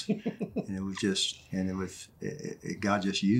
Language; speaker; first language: English; native; English